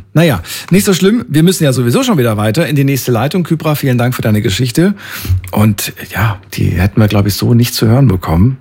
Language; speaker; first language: German; native; German